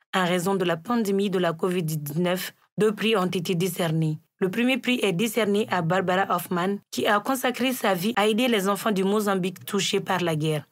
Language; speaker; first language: French; non-native, local second language; Bambara